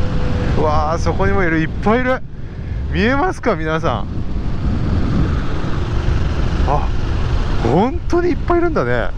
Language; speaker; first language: Japanese; native; Japanese